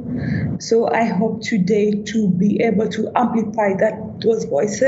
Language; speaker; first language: English; non-native, local second language; Swahili